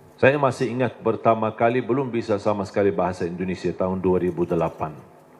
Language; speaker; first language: Indonesian; non-native, fluent; Arabic